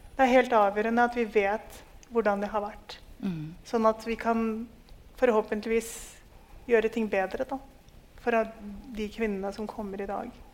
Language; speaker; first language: Norwegian; early bilingual, other home language; Urdu